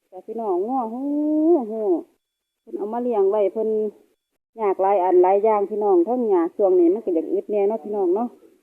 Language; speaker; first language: Thai; native; Thai